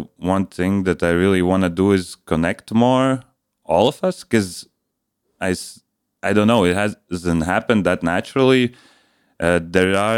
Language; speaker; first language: English; non-native, fluent; Latvian